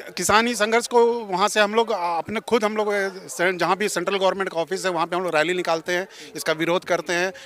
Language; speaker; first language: Hindi; non-native, local second language; Malayalam